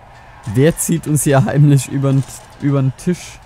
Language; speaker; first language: German; native; German